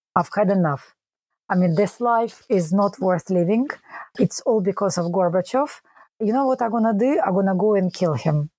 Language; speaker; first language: English; non-native, fluent; Russian